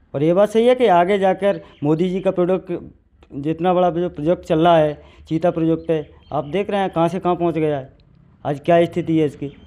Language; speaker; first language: Hindi; native; Hindi